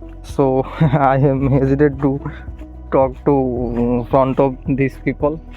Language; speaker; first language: English; non-native, learner; Hindi